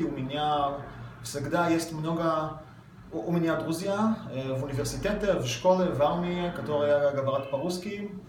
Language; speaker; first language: Russian; non-native, learner; Hebrew